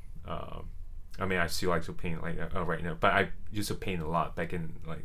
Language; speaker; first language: English; non-native, local second language; Chinese